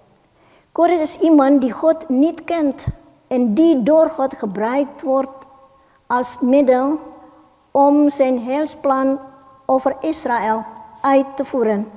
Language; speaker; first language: Dutch; non-native, fluent; Indonesian